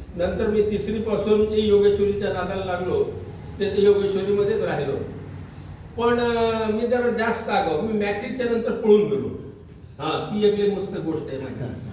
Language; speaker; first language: Marathi; non-native, local second language; Urdu